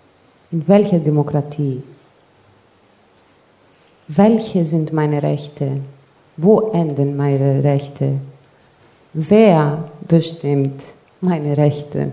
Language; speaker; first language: German; non-native, fluent; Greek